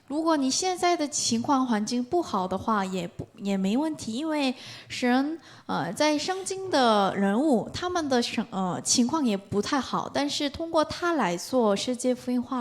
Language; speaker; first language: Chinese; non-native, learner; Korean